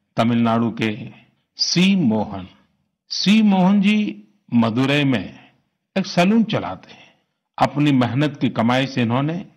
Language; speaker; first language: Hindi; non-native, local second language; Gujarati